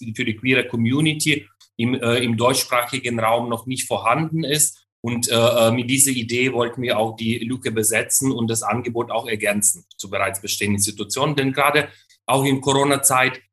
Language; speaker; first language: German; non-native, fluent; Ukrainian